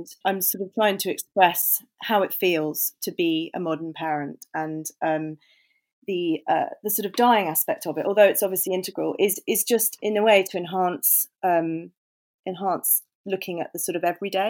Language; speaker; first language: English; native; English